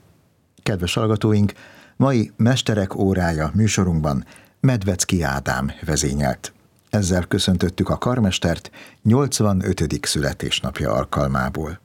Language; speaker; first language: Hungarian; native; Hungarian